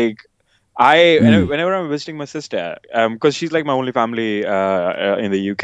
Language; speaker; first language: English; non-native, local second language; Hindi